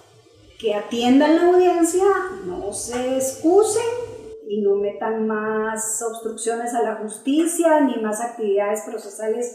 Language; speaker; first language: Spanish; native; Spanish